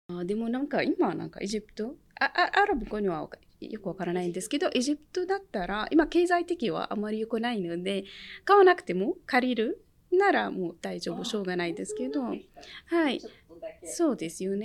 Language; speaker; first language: Japanese; non-native, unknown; Arabic